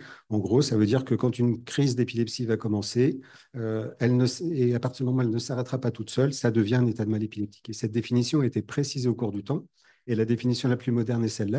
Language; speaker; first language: French; native; French